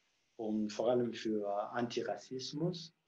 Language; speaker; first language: German; non-native, fluent; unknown